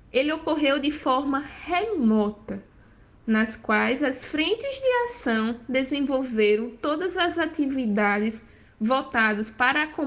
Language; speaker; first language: Portuguese; native; Portuguese